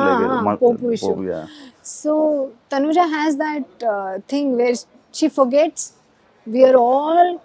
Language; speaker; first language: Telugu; non-native, learner; Hindi